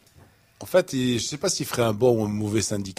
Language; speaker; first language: French; non-native, local second language; Arabic